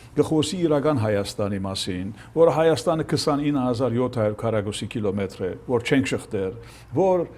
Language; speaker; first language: Armenian; early bilingual, heritage; Armenian